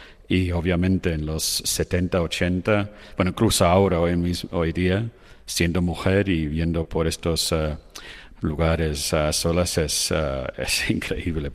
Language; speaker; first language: Spanish; non-native, fluent; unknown